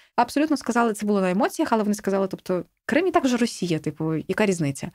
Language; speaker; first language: Ukrainian; native; Ukrainian